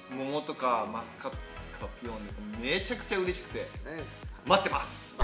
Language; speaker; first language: Japanese; native; Japanese